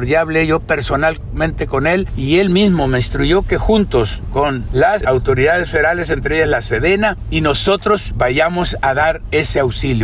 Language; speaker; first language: Spanish; native; Spanish